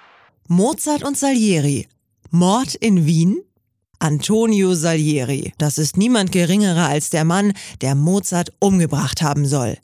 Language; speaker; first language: German; native; German